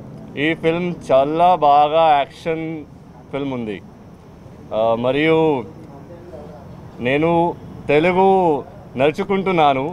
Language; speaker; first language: Telugu; non-native, learner; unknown